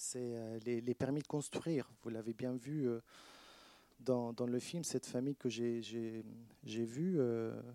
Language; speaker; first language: French; non-native, fluent; Arabic